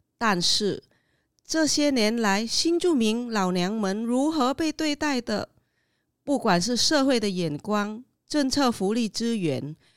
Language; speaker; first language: Chinese; non-native, fluent; Vietnamese